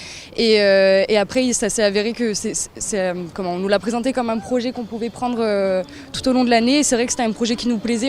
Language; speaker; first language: French; native; French